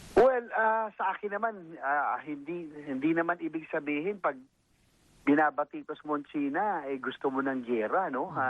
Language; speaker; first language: Filipino; native; Filipino